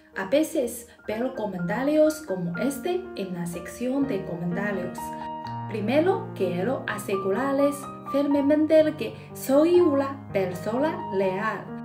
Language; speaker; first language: Spanish; non-native, fluent; Chinese